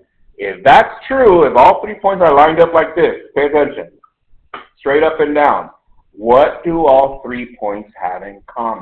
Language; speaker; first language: English; native; English